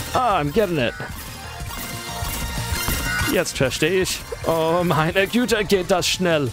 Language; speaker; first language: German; non-native, fluent; English